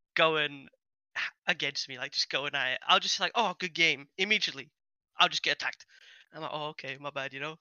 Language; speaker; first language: English; non-native, fluent; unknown